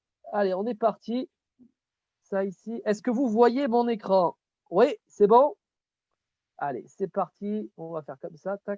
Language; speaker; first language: French; native; French